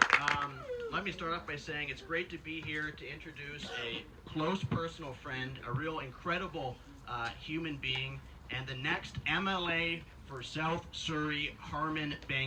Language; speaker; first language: English; native; English